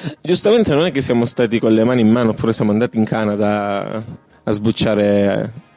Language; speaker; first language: Italian; native; Italian